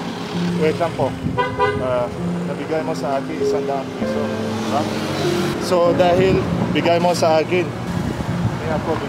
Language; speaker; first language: Filipino; non-native, learner; Arabic